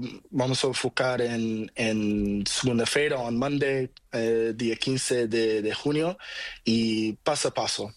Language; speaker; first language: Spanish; non-native, learner; Portuguese